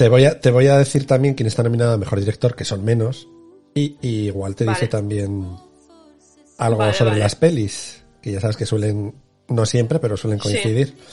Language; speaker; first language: Spanish; native; Spanish